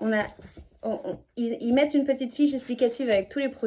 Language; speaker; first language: French; native; French